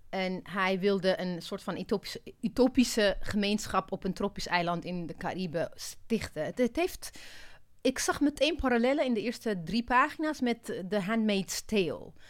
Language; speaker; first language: Dutch; non-native, fluent; Amharic